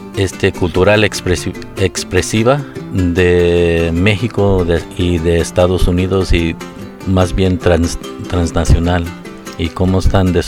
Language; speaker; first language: Spanish; early bilingual, heritage; Spanish